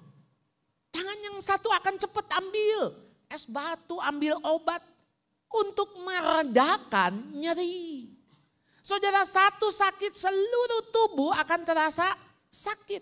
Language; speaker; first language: Indonesian; native; Indonesian